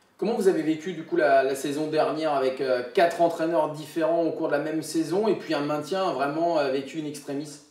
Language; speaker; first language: French; native; French